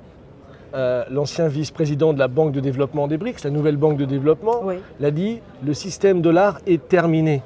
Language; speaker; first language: French; native; French